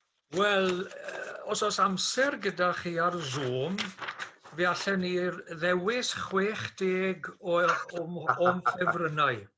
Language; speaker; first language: Welsh; native; Welsh